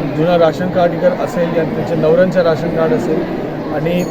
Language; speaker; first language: Marathi; non-native, fluent; Hindi